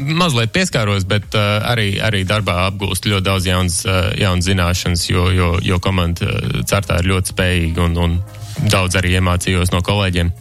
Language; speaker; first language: Latvian; early bilingual, heritage; Latvian